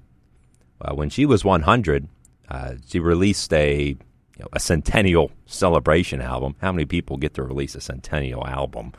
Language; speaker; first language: English; native; English